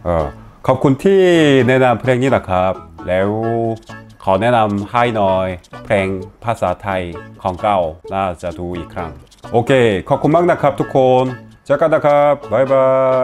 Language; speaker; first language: Thai; non-native, learner; Korean